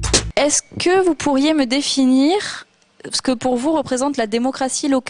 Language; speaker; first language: French; native; French